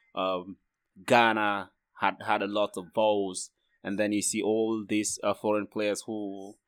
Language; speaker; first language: English; non-native, fluent; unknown